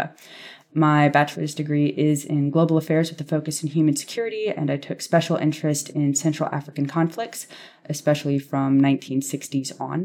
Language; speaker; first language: English; native; English